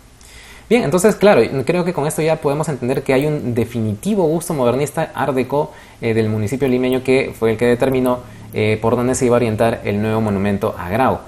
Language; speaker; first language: Spanish; native; Spanish